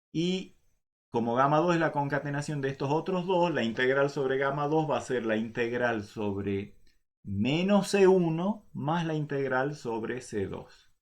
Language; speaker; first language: Spanish; native; Spanish